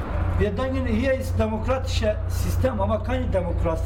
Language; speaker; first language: German; non-native, learner; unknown